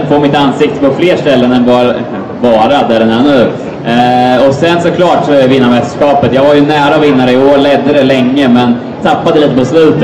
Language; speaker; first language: Swedish; native; Swedish